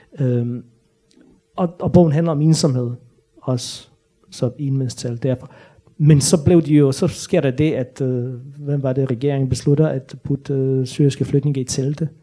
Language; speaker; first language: Danish; non-native, fluent; Bosnian